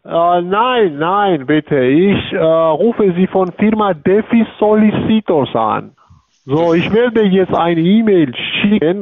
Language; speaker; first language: German; non-native, learner; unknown